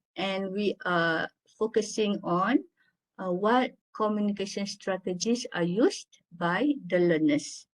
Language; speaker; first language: English; non-native, local second language; Malay